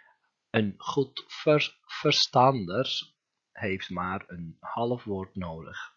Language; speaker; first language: Dutch; non-native, fluent; Turkish